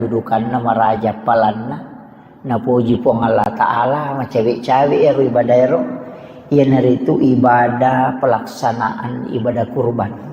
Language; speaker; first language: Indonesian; non-native, local second language; Buginese